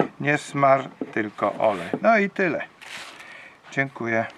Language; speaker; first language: Polish; native; Polish